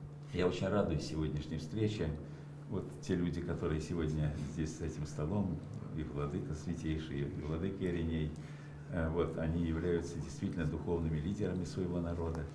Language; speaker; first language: Russian; native; Russian